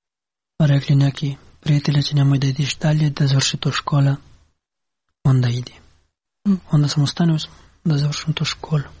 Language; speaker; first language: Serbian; non-native, learner; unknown